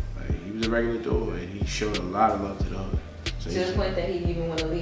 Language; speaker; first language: English; native; English